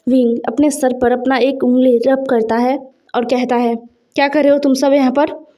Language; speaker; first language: Hindi; non-native, local second language; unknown